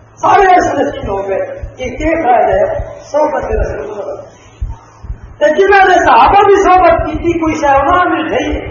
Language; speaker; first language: Urdu; non-native, local second language; Punjabi